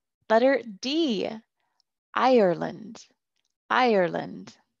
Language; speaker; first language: English; native; English